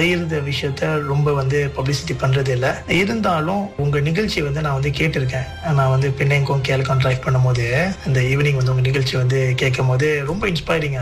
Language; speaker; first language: Tamil; early bilingual, heritage; Tamil